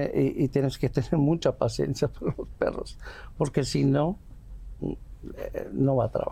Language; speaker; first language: Spanish; early bilingual, heritage; Spanish